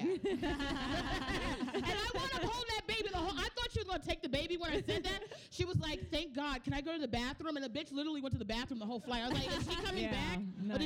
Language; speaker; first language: English; native; English